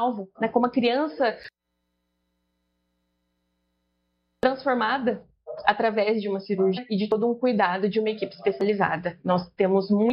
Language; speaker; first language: Portuguese; native; Portuguese